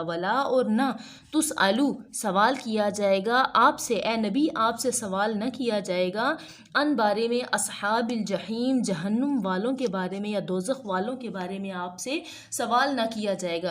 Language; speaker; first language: Urdu; native; Urdu